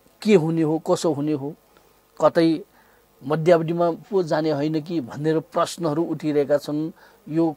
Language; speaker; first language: Nepali; native; Nepali